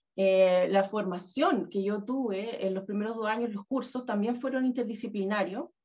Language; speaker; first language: Spanish; native; Spanish